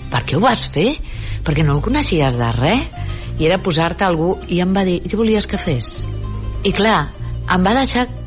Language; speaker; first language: Catalan; native; Catalan